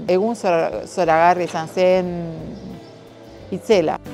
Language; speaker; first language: Basque; non-native, learner; Spanish